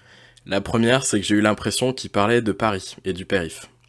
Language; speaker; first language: French; native; French